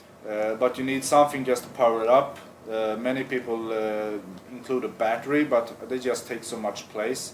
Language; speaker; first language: English; non-native, fluent; Swedish